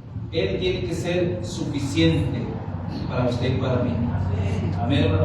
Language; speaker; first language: Spanish; native; Spanish